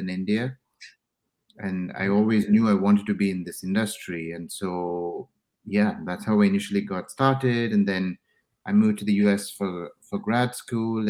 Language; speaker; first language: English; non-native, local second language; Tamil